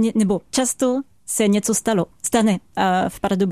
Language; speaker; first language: Czech; non-native, fluent; French